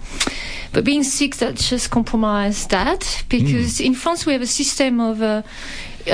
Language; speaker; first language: English; non-native, fluent; French